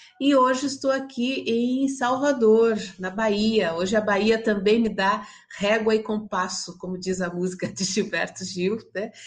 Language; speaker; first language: Portuguese; non-native, local second language; Kabuverdianu